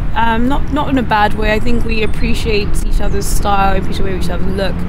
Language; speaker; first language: English; native; English